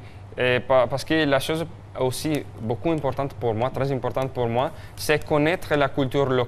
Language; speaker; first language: French; non-native, fluent; Italian